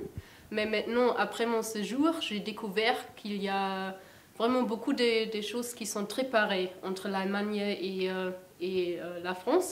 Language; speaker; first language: French; non-native, fluent; German